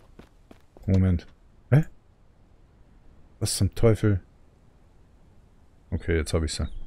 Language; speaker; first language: German; native; German